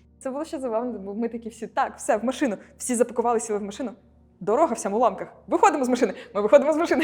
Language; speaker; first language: Ukrainian; non-native, local second language; Russian